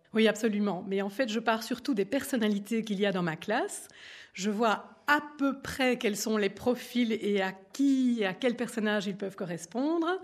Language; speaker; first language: French; native; French